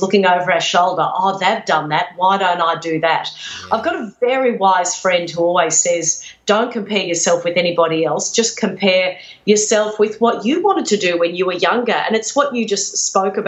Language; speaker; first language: English; native; English